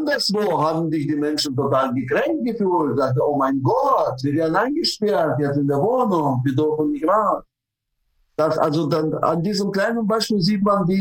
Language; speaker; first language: German; non-native, fluent; Russian